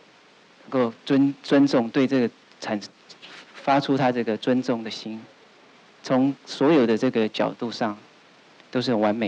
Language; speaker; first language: Chinese; native; Chinese